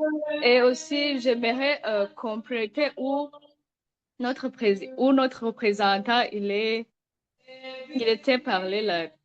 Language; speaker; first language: French; non-native, local second language; Rundi